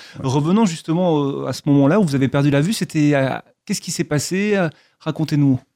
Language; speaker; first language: French; native; French